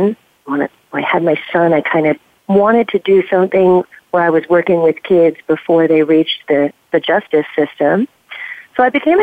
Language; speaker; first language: English; native; English